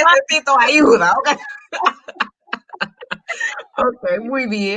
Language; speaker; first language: Spanish; non-native, learner; English